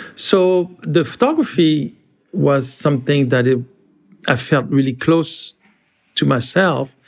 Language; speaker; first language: English; non-native, fluent; French